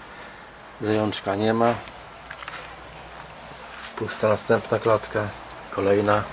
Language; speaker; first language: Polish; native; Polish